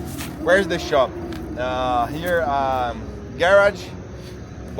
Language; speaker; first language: English; non-native, learner; Portuguese